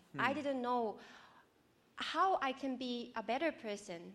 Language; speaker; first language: English; non-native, fluent; Japanese